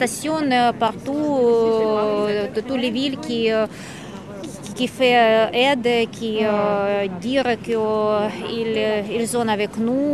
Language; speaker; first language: French; non-native, learner; Russian